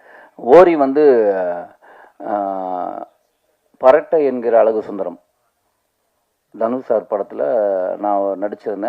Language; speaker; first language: Tamil; native; Tamil